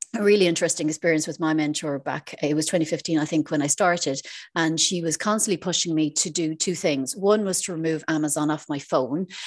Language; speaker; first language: English; native; English